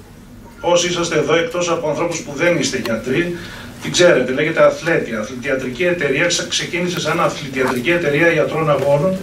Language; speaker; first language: Greek; native; Greek